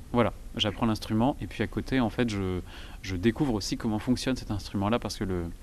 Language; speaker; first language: French; native; French